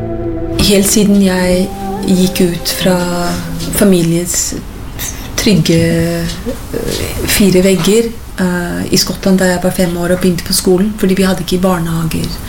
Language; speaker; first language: Norwegian; non-native, fluent; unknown